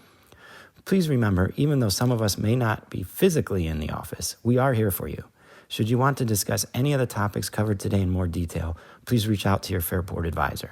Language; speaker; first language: English; native; English